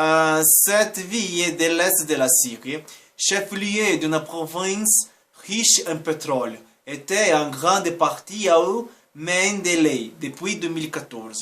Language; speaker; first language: French; non-native, learner; Portuguese